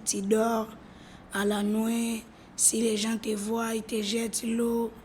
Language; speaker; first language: French; non-native, learner; Lingala